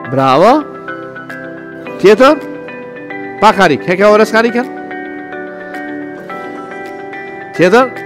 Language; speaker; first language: Albanian; native; Albanian